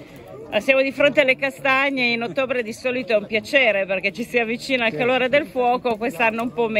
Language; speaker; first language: Italian; native; Italian